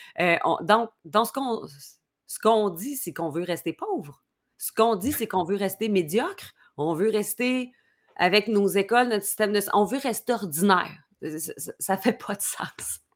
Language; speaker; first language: French; native; French